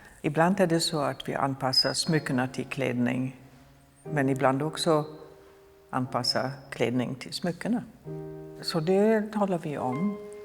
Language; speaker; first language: Swedish; non-native, fluent; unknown